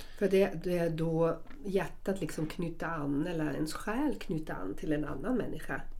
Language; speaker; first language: Swedish; non-native, fluent; German